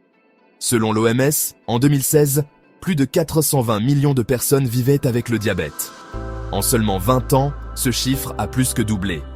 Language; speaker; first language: French; native; French